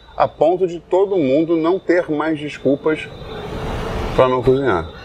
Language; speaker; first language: Portuguese; non-native, fluent; English